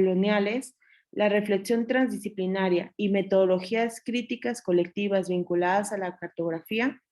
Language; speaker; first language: Spanish; native; Spanish